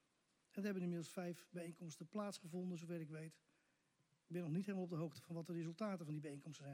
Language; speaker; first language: Dutch; native; Dutch